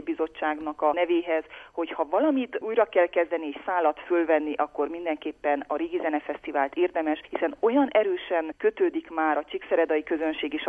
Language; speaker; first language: Hungarian; native; Hungarian